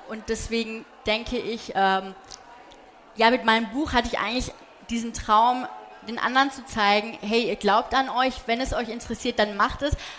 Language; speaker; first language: German; early bilingual, other home language; Polish